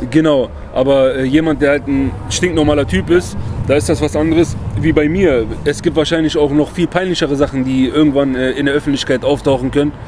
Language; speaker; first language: German; early bilingual, other home language; Kurdish